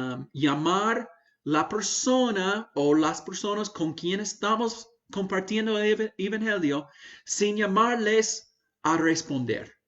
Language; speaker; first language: Spanish; non-native, fluent; English